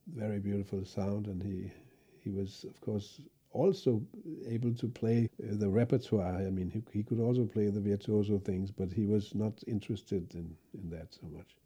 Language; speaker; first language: English; non-native, fluent; Danish